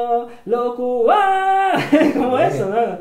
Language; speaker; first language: Spanish; non-native, learner; Russian